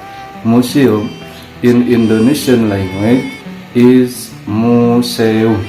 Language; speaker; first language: English; non-native, learner; Indonesian